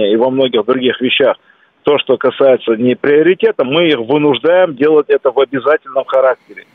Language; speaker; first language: Russian; non-native, local second language; Kumyk